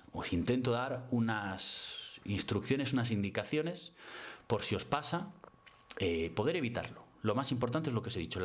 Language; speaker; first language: Spanish; native; Spanish